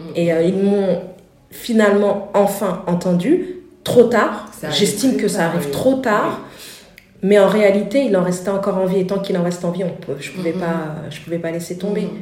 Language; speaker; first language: French; native; French